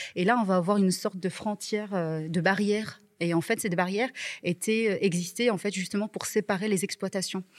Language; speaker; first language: French; non-native, local second language; Arabic